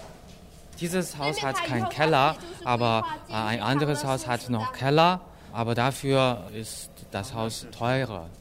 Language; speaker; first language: German; non-native, fluent; Chinese